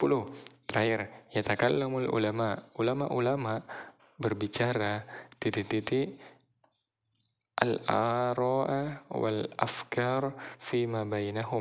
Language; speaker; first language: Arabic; non-native, learner; Indonesian